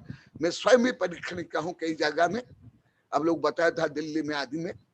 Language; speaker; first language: Hindi; native; Hindi